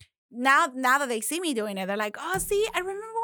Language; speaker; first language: English; non-native, fluent; Spanish